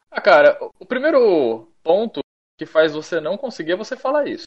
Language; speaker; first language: Portuguese; native; Portuguese